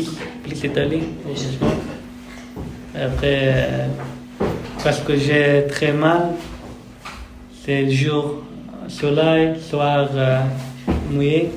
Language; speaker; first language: French; non-native, learner; Persian